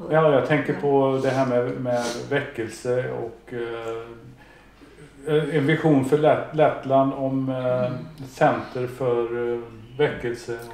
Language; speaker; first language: Swedish; native; Swedish